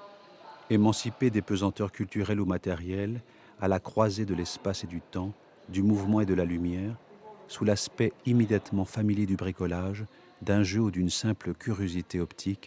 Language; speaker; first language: French; native; French